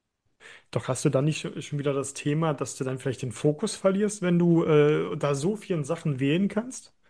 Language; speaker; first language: German; native; German